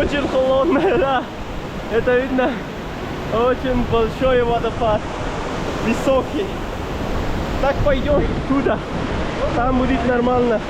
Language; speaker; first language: Russian; non-native, learner; Pashto